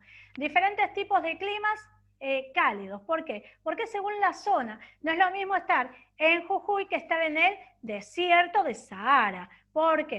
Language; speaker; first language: Spanish; native; Spanish